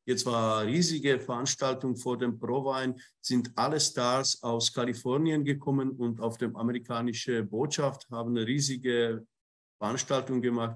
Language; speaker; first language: German; non-native, fluent; Czech